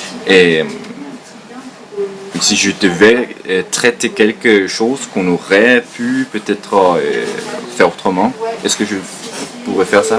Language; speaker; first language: French; non-native, fluent; Danish